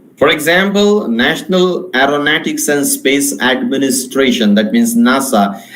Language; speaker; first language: English; non-native, local second language; Marathi